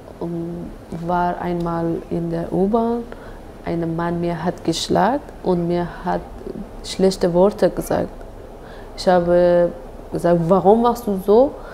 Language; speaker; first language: German; non-native, learner; Persian